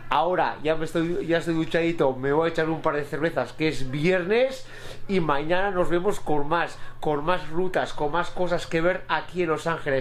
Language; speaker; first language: Spanish; native; Spanish